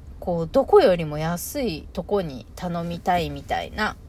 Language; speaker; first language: Japanese; native; Japanese